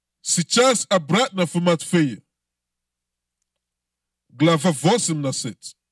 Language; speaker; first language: Russian; non-native, learner; English